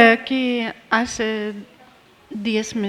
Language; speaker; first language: Spanish; non-native, learner; Russian